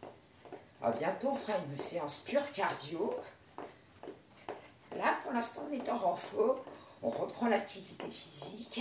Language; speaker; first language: French; native; French